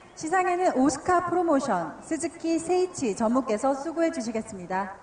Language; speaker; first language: Korean; native; Korean